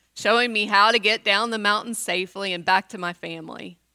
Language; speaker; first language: English; native; English